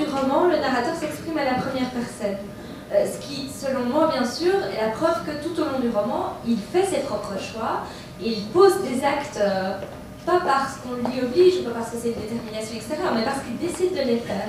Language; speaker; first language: French; native; French